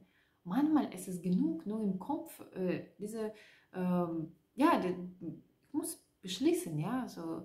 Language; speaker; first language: German; non-native, learner; Russian